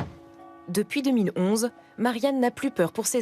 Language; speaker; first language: French; native; French